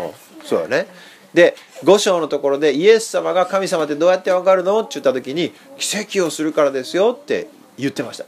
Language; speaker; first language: Japanese; native; Japanese